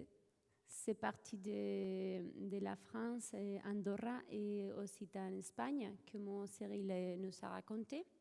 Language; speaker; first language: French; non-native, fluent; Spanish